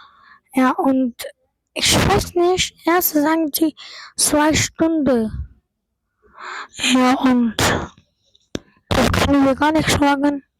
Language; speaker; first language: German; non-native, learner; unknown